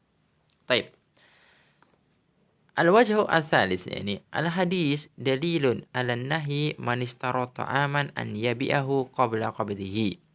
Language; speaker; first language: Arabic; non-native, fluent; Indonesian